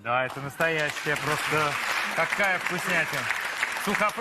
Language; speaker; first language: Russian; native; Russian